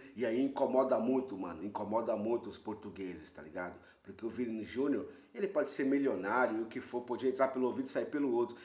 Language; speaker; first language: Portuguese; native; Portuguese